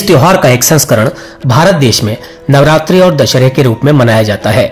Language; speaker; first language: Hindi; native; Hindi